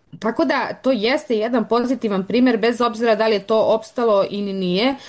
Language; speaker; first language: Serbian; native; Serbian